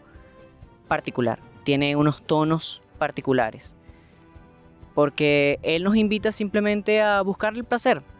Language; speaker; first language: Spanish; native; Spanish